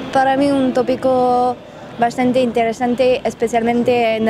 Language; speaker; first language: Spanish; non-native, learner; French